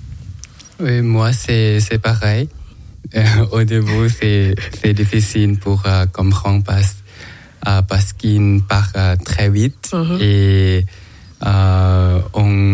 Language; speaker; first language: French; non-native, learner; Thai